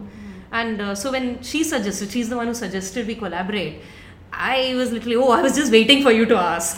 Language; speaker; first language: English; non-native, local second language; Tamil